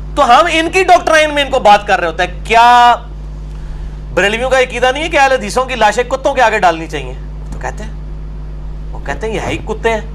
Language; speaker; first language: Urdu; non-native, local second language; Punjabi